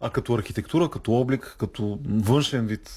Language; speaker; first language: Bulgarian; native; Bulgarian